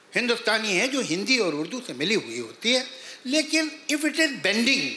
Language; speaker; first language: Hindi; native; Hindi